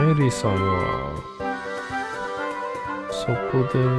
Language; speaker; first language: Japanese; non-native, learner; English